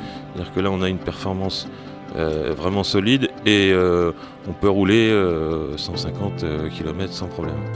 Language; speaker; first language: French; native; French